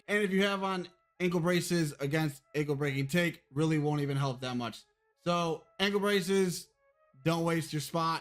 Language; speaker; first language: English; native; English